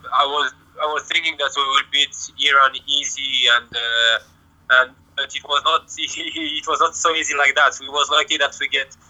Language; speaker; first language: English; non-native, learner; French